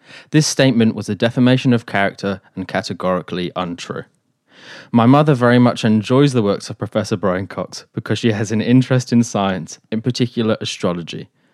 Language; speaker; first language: English; native; English